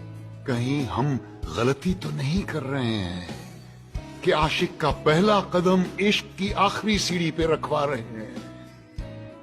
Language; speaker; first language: Urdu; native; Urdu